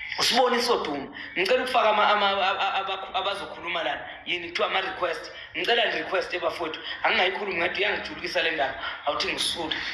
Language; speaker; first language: Zulu; native; Zulu